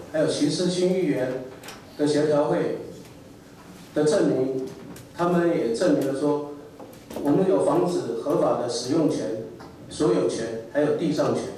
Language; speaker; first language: Chinese; native; Chinese